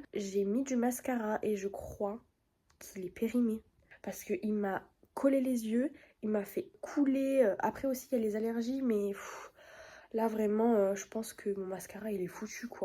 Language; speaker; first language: French; native; French